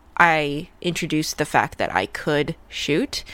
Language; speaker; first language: English; early bilingual, other home language; Russian